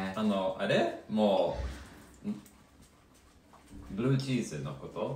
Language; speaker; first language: Japanese; non-native, fluent; Lithuanian